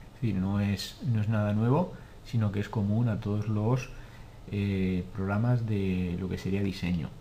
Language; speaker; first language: Spanish; native; Spanish